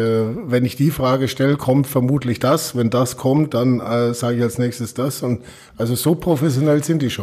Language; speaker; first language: German; native; German